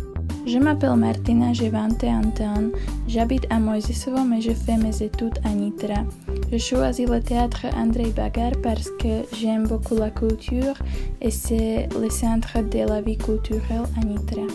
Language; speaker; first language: French; non-native, learner; Slovak